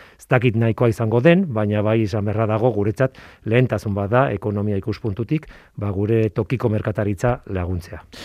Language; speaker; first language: Basque; non-native, local second language; Spanish